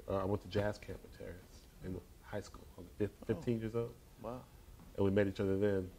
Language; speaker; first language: English; native; English